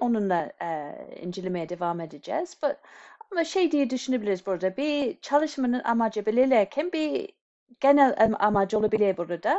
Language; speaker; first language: Turkish; non-native, fluent; English